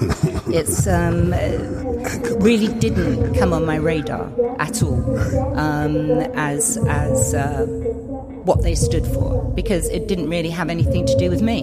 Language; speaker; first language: English; native; English